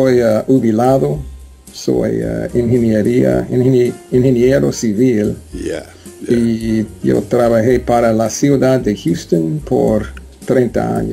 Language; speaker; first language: Spanish; non-native, learner; English